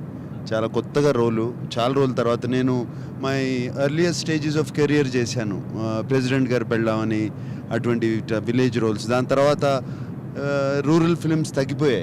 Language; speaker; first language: Telugu; native; Telugu